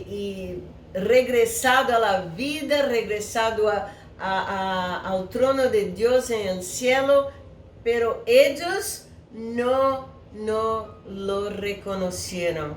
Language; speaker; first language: Spanish; non-native, fluent; Portuguese